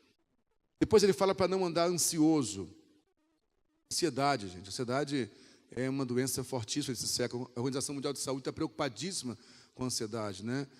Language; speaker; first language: Portuguese; native; Portuguese